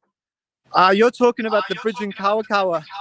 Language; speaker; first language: English; native; English